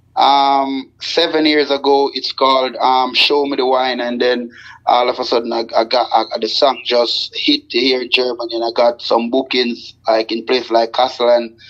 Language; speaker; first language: English; non-native, local second language; Jamaican Creole English